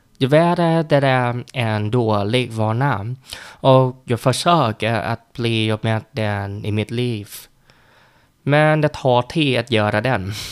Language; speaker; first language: Swedish; non-native, learner; Vietnamese